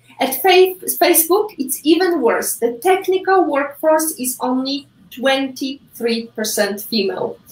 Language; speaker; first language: English; non-native, fluent; Polish